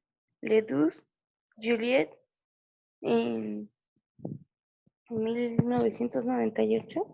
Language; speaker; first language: French; non-native, learner; Spanish